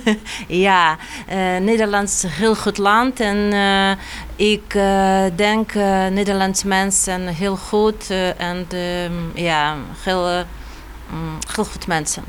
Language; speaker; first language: Dutch; non-native, learner; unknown